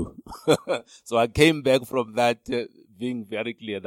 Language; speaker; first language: English; non-native, local second language; Xhosa